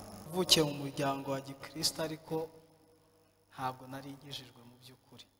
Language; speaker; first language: Kinyarwanda; native; Kinyarwanda